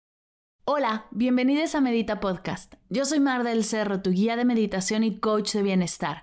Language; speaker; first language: Spanish; native; Spanish